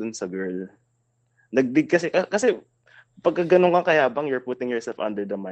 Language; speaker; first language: English; non-native, local second language; Filipino